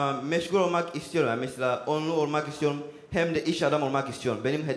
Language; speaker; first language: Turkish; non-native, learner; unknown